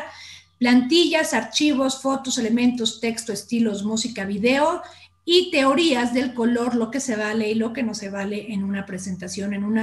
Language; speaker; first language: Spanish; native; Spanish